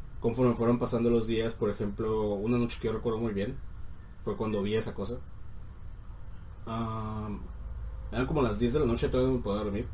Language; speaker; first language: Spanish; native; Spanish